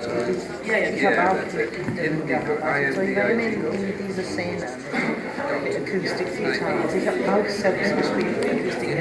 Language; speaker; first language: German; non-native, learner; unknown